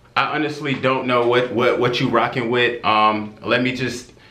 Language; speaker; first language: English; native; English